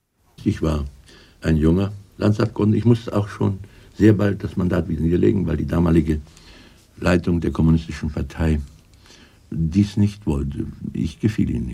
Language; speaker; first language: German; native; German